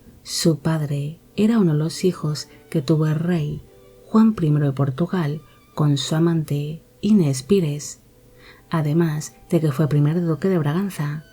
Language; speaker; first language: Spanish; native; Spanish